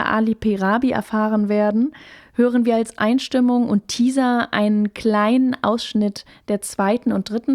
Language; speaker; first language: German; native; German